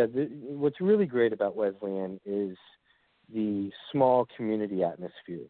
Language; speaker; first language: English; native; English